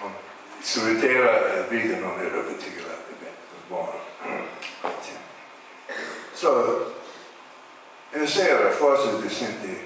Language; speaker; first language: Italian; non-native, learner; English